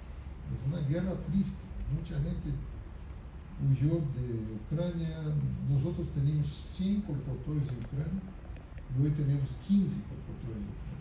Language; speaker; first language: Spanish; non-native, fluent; Portuguese